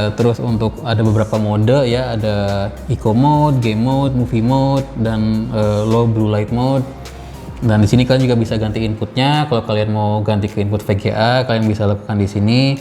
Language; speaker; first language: Indonesian; native; Indonesian